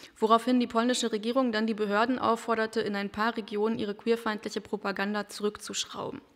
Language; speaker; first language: German; native; German